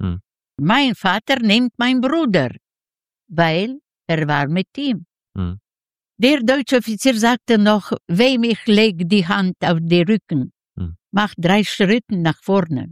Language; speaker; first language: German; non-native, learner; Yiddish